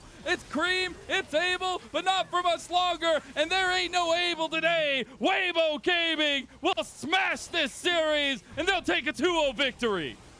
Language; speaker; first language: English; native; English